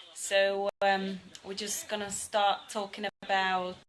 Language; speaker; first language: English; non-native, fluent; Hungarian